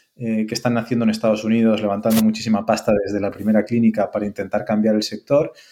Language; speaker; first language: Spanish; native; Spanish